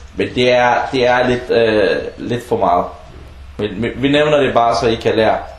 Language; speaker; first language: Danish; early bilingual, other home language; Arabic